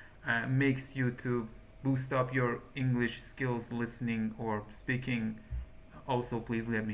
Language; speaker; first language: English; non-native, fluent; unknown